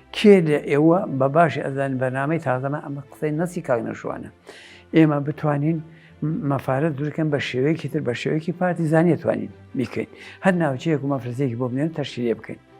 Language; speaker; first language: Central Kurdish; native; Central Kurdish